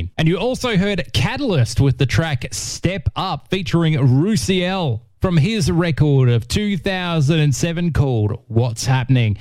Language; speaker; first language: English; native; English